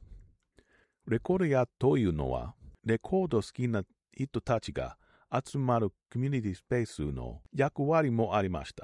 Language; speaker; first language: Japanese; non-native, learner; English